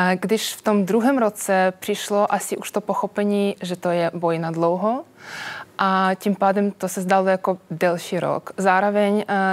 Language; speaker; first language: Czech; non-native, fluent; Ukrainian